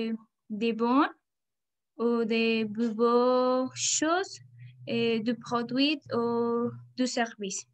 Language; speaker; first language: French; non-native, learner; Spanish